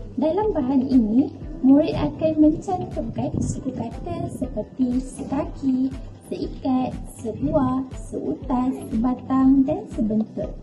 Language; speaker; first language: Malay; native; Malay